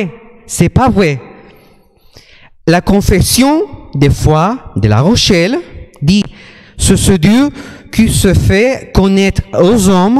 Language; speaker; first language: French; non-native, fluent; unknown